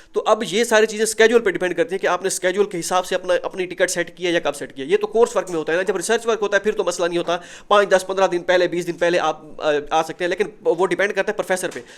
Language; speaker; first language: Urdu; non-native, local second language; Saraiki